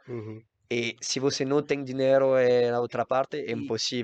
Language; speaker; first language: Portuguese; non-native, learner; French